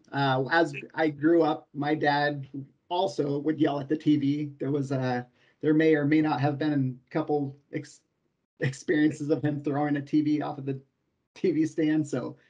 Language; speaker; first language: English; native; English